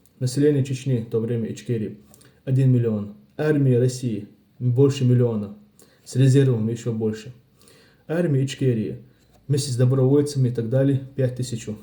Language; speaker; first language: Russian; non-native, local second language; Chechen